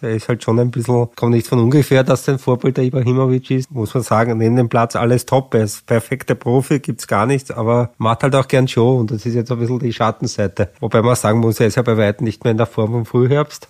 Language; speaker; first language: German; native; German